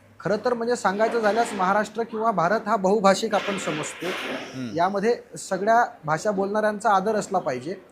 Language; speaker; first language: Marathi; native; Marathi